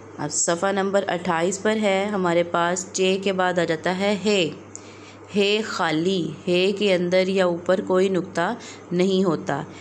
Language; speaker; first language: Urdu; non-native, local second language; Punjabi